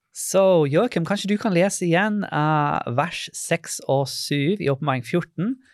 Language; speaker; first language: Norwegian; non-native, fluent; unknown